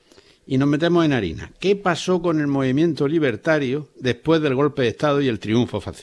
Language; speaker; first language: Spanish; native; Spanish